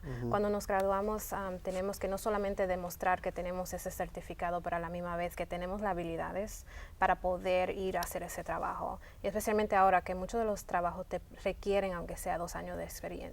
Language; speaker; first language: Spanish; early bilingual, heritage; Spanish